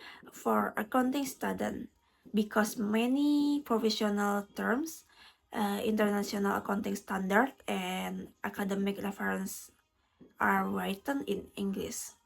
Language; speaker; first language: English; non-native, learner; Indonesian